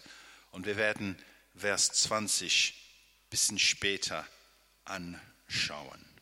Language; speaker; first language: German; non-native, fluent; English